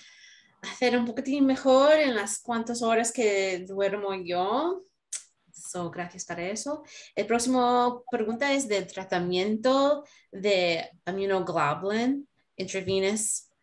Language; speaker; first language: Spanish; non-native, learner; English